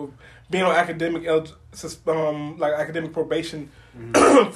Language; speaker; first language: English; native; English